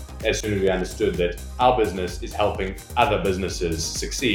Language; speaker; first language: English; native; English